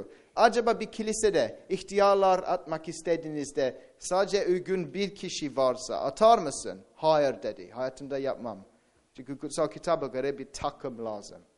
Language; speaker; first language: Turkish; non-native, fluent; English